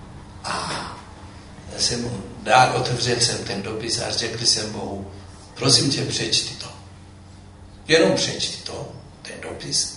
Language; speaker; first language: Czech; non-native, fluent; Amharic